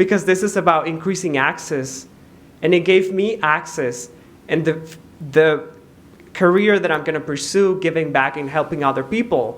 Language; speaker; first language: English; non-native, fluent; Spanish